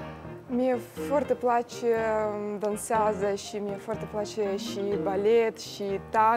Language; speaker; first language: Romanian; non-native, learner; Russian